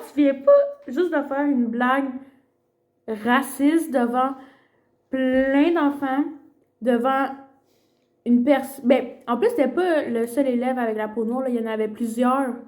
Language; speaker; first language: French; early bilingual, other home language; Spanish